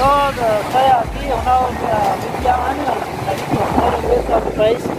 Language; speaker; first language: Spanish; non-native, learner; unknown